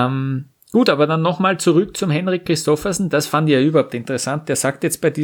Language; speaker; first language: German; native; German